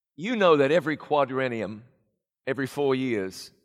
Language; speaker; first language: English; native; English